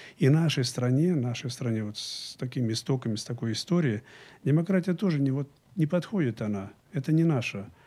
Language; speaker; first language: Russian; native; Russian